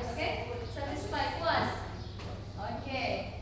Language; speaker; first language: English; non-native, learner; Indonesian